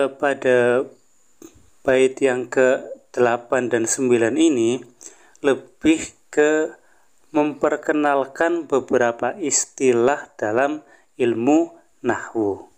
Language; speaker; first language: Indonesian; native; Indonesian